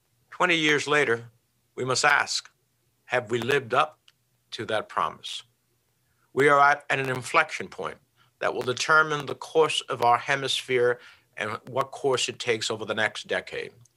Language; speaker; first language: English; early bilingual, other home language; Spanish